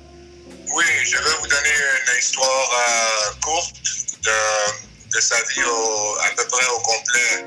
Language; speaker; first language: French; early bilingual, other home language; English